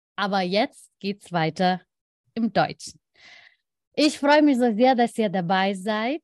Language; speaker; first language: German; non-native, fluent; Lithuanian